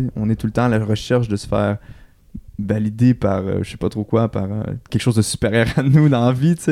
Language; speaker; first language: French; native; French